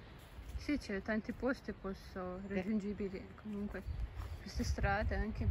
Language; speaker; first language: Italian; non-native, learner; Russian